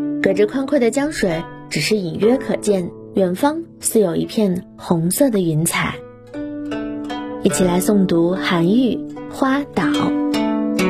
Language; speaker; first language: Chinese; native; Chinese